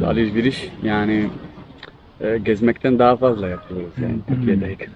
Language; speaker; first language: Turkish; non-native, fluent; Arabic